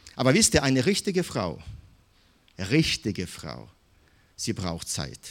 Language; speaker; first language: German; non-native, fluent; Russian